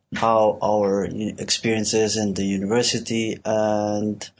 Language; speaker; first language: English; non-native, fluent; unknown